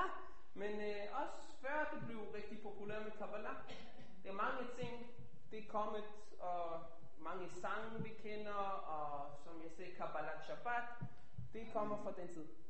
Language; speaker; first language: Danish; non-native, fluent; Hebrew